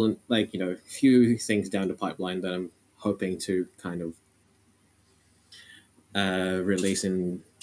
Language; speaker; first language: English; non-native, local second language; Filipino